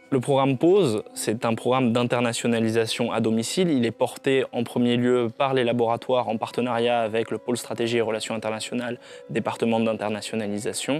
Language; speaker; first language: French; native; French